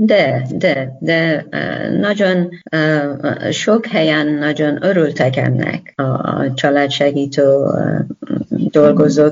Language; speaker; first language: Hungarian; non-native, learner; Persian